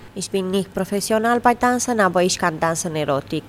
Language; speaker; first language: German; non-native, learner; Romanian